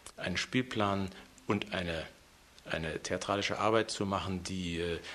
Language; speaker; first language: German; native; German